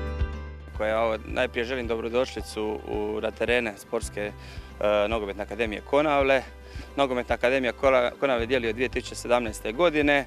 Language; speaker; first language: Croatian; native; Croatian